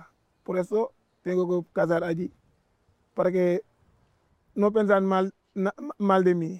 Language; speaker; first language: Spanish; non-native, learner; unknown